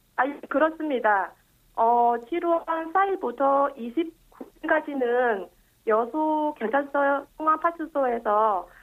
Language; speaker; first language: Korean; non-native, fluent; Vietnamese